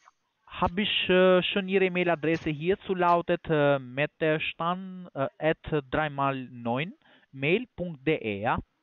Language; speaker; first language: German; non-native, learner; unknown